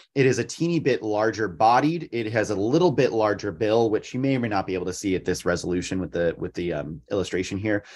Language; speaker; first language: English; native; English